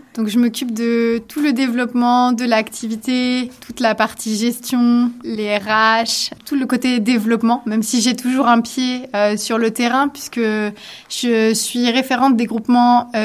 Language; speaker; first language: French; native; French